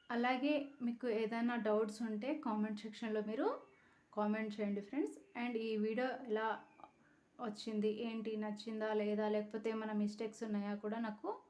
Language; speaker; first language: Telugu; native; Telugu